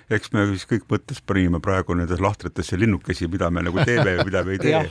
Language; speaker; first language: Estonian; native; Estonian